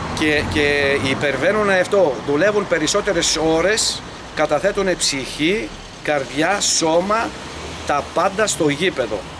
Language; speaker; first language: Greek; early bilingual, heritage; Greek